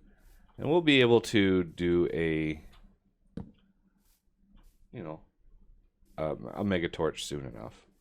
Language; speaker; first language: English; native; English